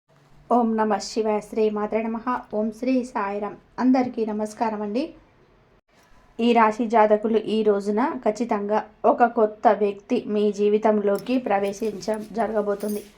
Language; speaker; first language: Telugu; native; Telugu